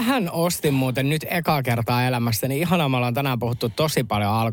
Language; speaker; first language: Finnish; native; Finnish